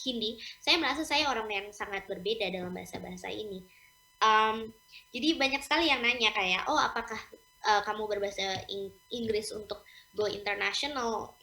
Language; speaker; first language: Indonesian; non-native, local second language; English